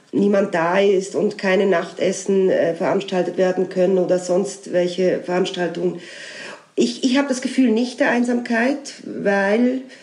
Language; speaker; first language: German; native; German